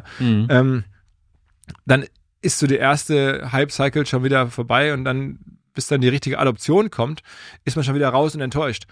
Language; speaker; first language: German; native; German